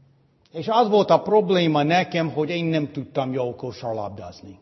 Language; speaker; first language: Hungarian; non-native, fluent; English